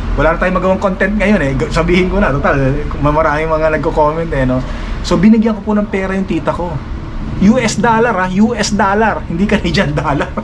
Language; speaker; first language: Filipino; native; Filipino